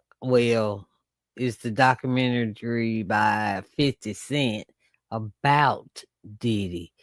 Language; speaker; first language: English; native; English